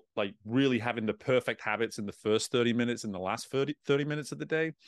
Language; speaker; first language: English; native; English